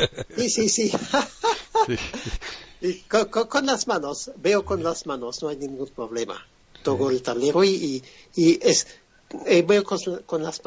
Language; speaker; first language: Spanish; non-native, fluent; French